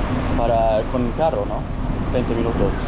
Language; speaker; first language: Spanish; non-native, learner; English